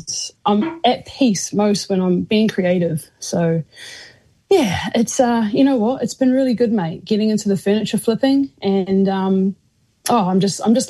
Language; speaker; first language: English; native; English